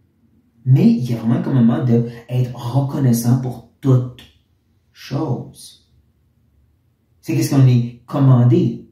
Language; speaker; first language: French; native; French